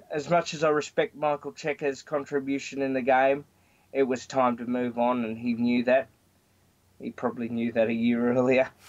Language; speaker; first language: English; native; English